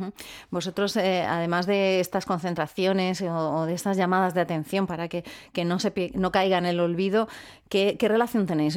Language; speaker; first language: Spanish; native; Spanish